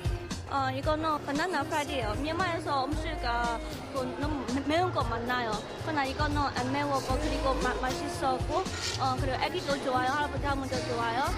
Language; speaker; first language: Korean; non-native, learner; Burmese